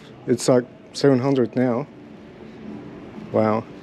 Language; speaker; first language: English; non-native, fluent; Turkish